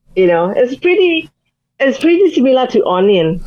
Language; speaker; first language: English; non-native, fluent; Thai